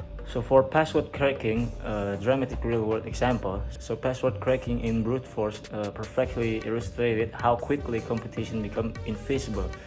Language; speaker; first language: English; non-native, learner; Indonesian